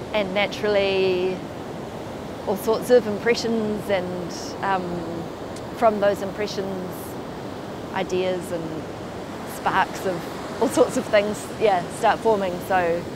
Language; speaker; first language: English; native; English